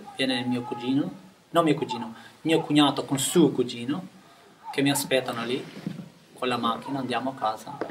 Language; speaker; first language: Italian; non-native, fluent; Albanian